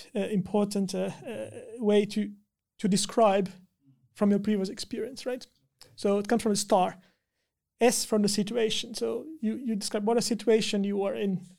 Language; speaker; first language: English; non-native, fluent; Portuguese